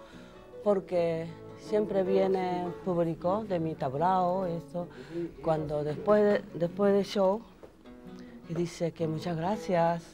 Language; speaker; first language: Spanish; non-native, learner; Japanese